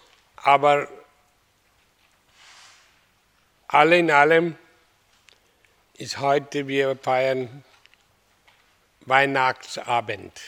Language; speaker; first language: German; non-native, fluent; Hindi